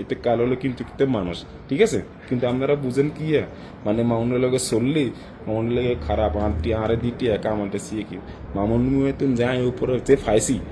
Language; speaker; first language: Bangla; non-native, fluent; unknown